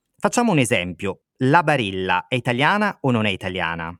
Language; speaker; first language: Italian; native; Italian